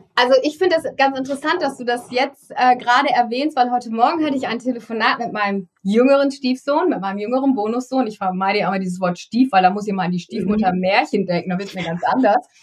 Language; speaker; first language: German; native; German